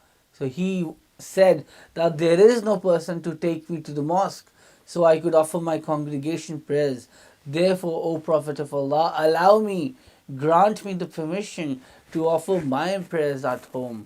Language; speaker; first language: English; non-native, local second language; Urdu